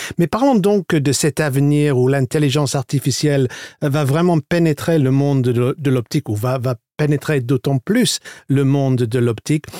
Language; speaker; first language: French; non-native, fluent; English